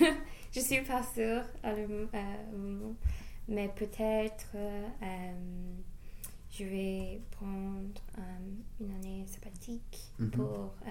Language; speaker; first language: French; non-native, learner; English